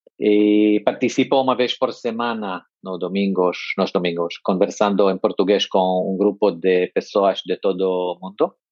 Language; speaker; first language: Portuguese; non-native, fluent; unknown